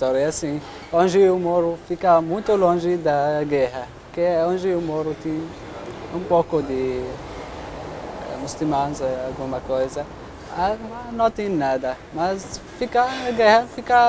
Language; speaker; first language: Portuguese; non-native, local second language; Arabic